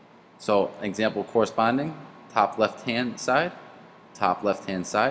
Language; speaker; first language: English; native; English